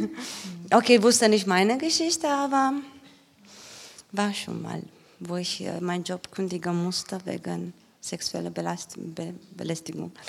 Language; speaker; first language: German; non-native, learner; Romanian